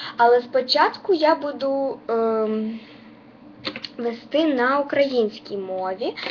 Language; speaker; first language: Ukrainian; non-native, local second language; Russian